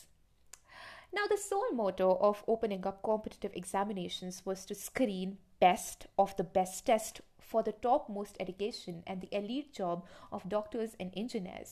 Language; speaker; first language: English; non-native, local second language; Hindi